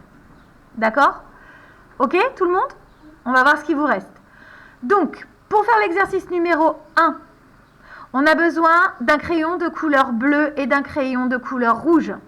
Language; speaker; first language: French; native; French